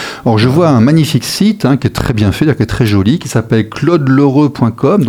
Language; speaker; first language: French; native; French